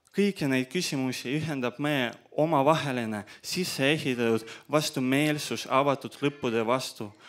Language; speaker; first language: Estonian; non-native, local second language; Russian